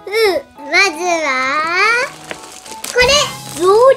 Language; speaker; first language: Japanese; native; Japanese